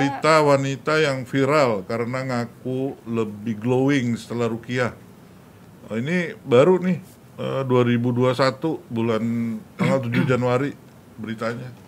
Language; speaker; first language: Indonesian; native; Indonesian